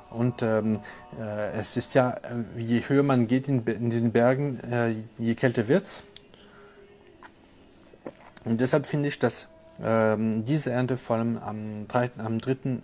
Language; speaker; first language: German; non-native, local second language; French